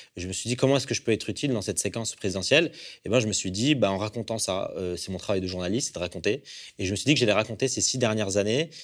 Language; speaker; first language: French; early bilingual, other home language; Arabic